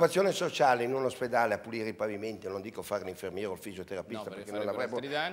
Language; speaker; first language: Italian; native; Italian